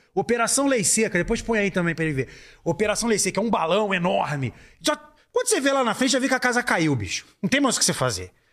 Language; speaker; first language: Portuguese; native; Portuguese